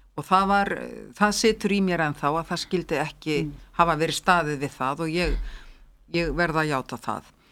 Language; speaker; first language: Icelandic; native; Icelandic